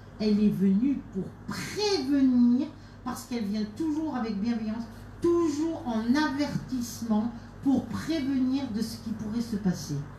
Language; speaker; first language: French; native; French